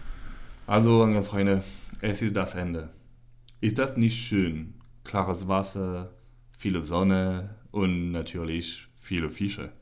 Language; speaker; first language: German; non-native, learner; French